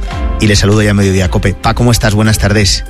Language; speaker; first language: Spanish; native; Spanish